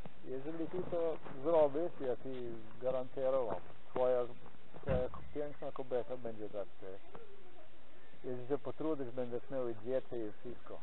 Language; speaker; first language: Polish; non-native, learner; Ukrainian